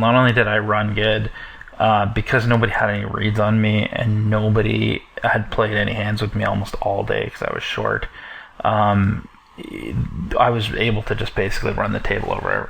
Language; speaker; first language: English; native; English